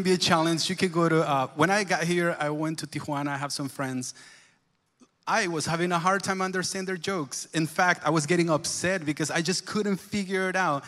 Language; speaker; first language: English; non-native, fluent; Spanish